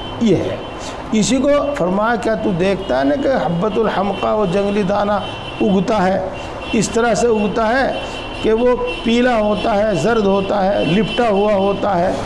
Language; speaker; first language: Urdu; native; Urdu